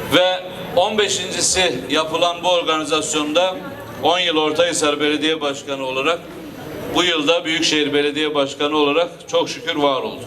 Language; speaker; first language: Turkish; native; Turkish